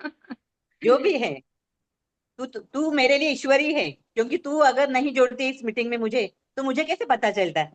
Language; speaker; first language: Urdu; non-native, local second language; Marathi